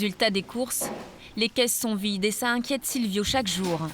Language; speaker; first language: French; native; French